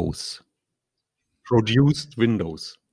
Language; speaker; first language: English; non-native, learner; German